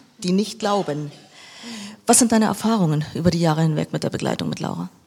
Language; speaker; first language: German; native; German